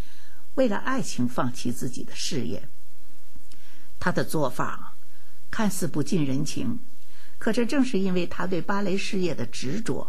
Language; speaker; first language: Chinese; native; Chinese